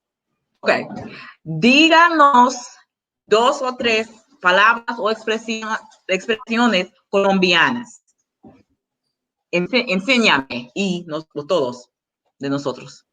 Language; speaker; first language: Spanish; non-native, learner; English